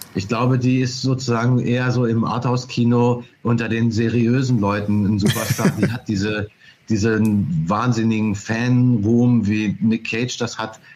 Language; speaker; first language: German; native; German